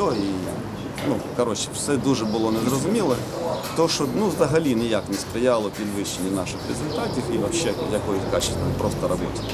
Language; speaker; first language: Ukrainian; native; Ukrainian